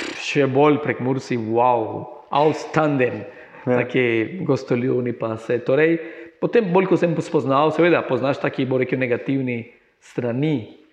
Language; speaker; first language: Slovenian; non-native, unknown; Spanish